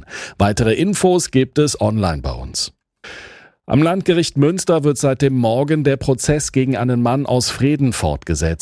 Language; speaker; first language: German; native; German